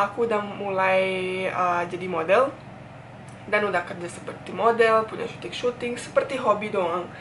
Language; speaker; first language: Indonesian; non-native, fluent; Bosnian